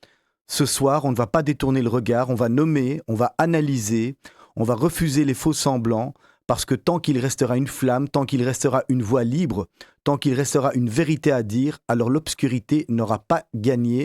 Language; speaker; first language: French; native; French